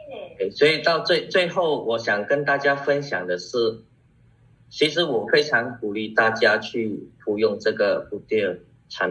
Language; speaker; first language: Chinese; early bilingual, heritage; Chinese